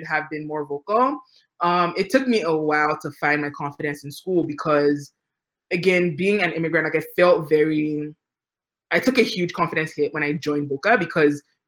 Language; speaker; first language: English; non-native, local second language; Yoruba